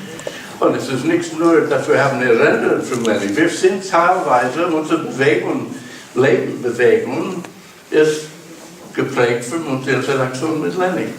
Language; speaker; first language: German; non-native, learner; English